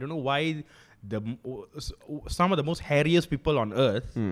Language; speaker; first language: English; non-native, local second language; Tamil